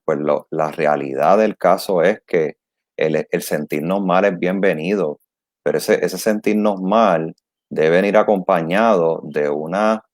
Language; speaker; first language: Spanish; native; Spanish